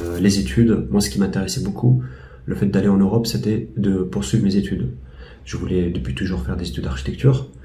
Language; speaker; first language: French; non-native, fluent; Kurdish